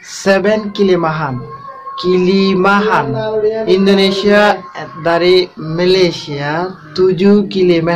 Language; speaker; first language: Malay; non-native, learner; Bangla